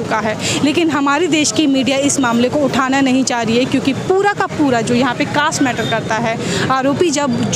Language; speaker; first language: Hindi; native; Hindi